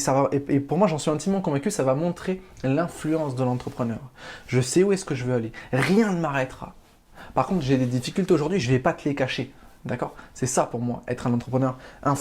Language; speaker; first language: French; native; French